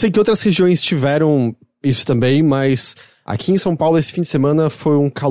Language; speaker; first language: Portuguese; native; Portuguese